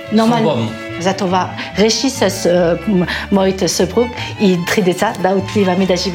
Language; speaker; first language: Bulgarian; non-native, learner; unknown